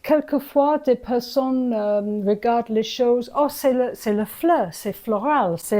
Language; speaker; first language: French; non-native, learner; English